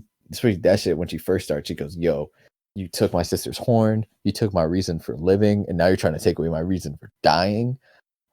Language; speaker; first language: English; native; English